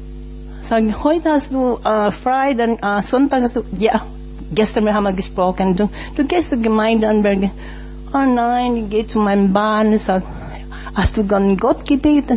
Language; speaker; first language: German; non-native, learner; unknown